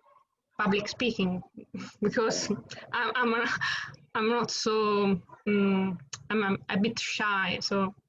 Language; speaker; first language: English; non-native, learner; Italian